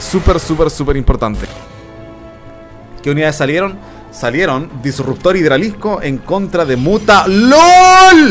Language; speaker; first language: Spanish; native; Spanish